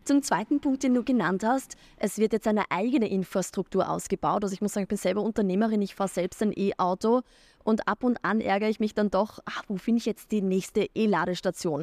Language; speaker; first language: German; native; German